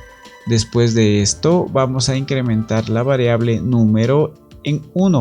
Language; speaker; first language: Spanish; native; Spanish